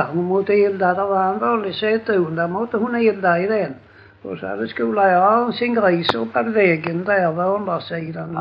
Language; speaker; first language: Swedish; native; Swedish